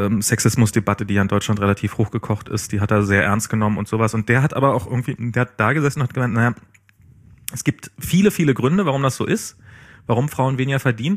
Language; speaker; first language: German; native; German